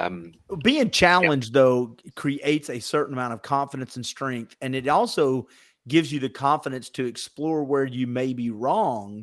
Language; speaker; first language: English; native; English